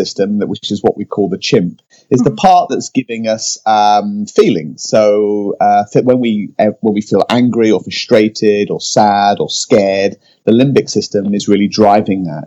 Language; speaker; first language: English; native; English